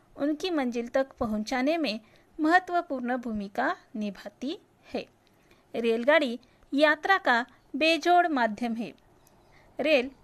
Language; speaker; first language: Hindi; non-native, local second language; Marathi